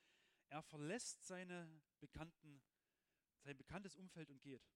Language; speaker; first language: German; native; German